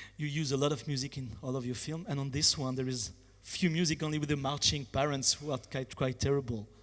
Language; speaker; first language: English; non-native, fluent; French